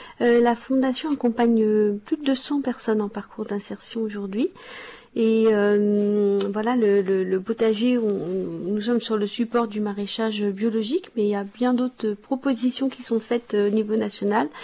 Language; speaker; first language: French; native; French